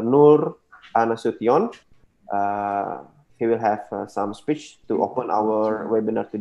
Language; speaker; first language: English; non-native, local second language; Indonesian